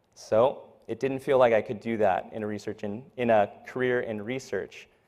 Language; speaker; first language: English; native; English